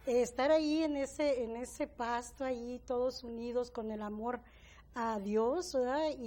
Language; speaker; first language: Spanish; native; Spanish